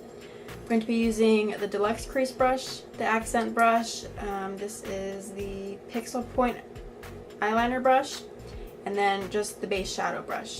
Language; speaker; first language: English; native; English